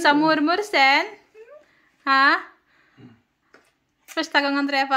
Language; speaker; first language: Swedish; non-native, learner; Indonesian